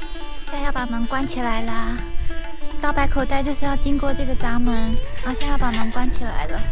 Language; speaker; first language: Chinese; native; Chinese